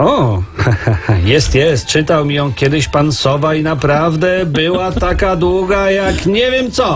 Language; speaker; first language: Polish; native; Polish